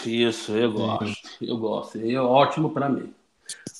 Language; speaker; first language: Portuguese; non-native, learner; English